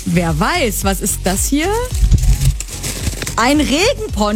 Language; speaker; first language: German; native; German